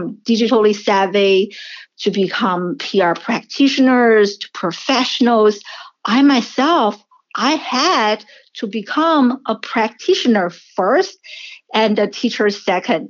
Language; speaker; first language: English; non-native, fluent; Chinese